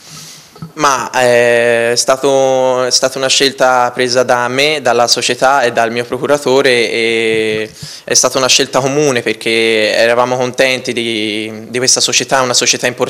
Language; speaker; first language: Italian; native; Italian